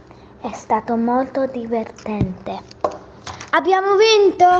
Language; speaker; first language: Italian; early bilingual, heritage; Italian